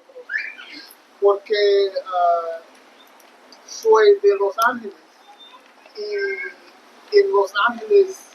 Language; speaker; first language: Spanish; non-native, learner; English